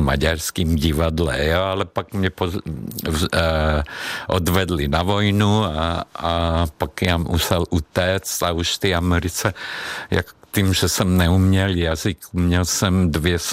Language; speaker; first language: Czech; non-native, fluent; Hungarian